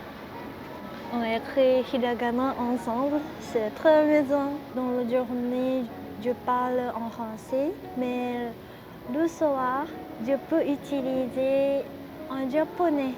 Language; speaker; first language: French; non-native, learner; Japanese